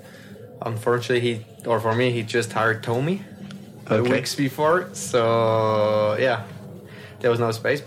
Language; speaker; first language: English; non-native, fluent; French